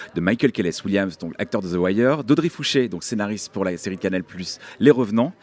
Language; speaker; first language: French; native; French